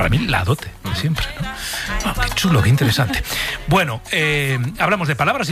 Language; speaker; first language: Spanish; native; Spanish